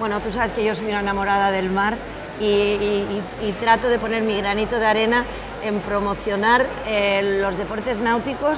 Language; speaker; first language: Spanish; native; Spanish